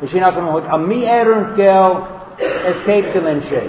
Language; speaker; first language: Hungarian; non-native, fluent; English